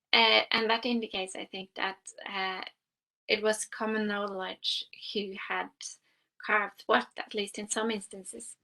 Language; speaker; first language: English; non-native, fluent; Norwegian